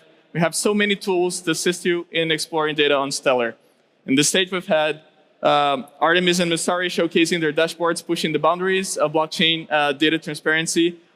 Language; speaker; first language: English; non-native, local second language; Portuguese